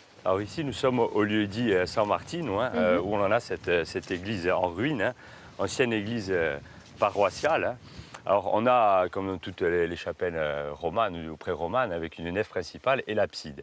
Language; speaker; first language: French; native; French